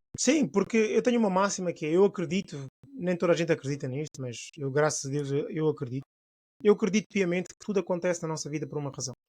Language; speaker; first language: Portuguese; non-native, local second language; Upper Guinea Crioulo